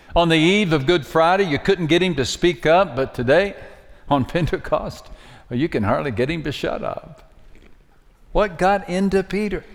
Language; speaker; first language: English; native; English